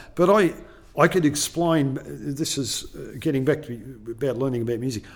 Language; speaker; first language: English; native; English